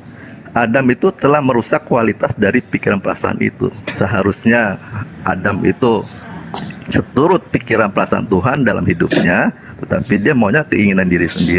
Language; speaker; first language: Indonesian; native; Indonesian